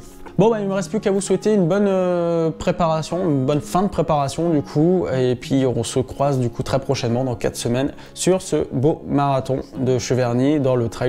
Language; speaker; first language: French; native; French